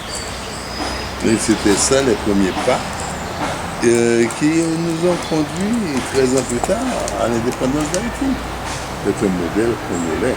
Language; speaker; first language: French; non-native, local second language; Haitian Creole